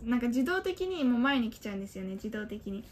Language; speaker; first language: Japanese; early bilingual, heritage; Japanese